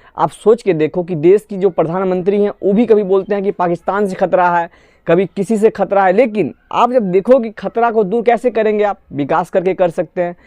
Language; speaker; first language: Hindi; non-native, local second language; Assamese